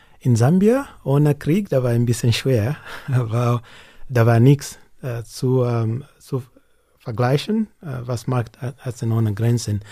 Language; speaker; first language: German; non-native, learner; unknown